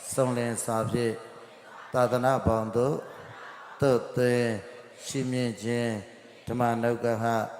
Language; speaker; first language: Burmese; native; Burmese